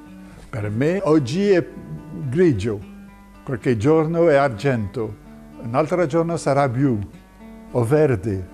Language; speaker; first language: Italian; non-native, fluent; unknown